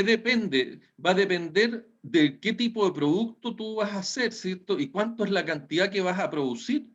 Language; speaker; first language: Spanish; native; Spanish